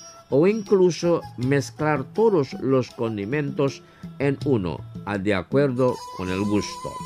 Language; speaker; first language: Spanish; non-native, fluent; Indonesian